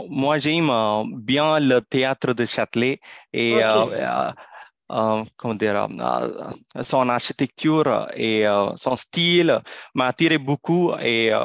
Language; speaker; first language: French; non-native, fluent; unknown